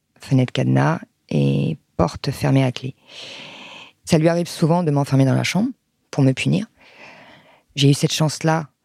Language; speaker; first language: French; early bilingual, other home language; Arabic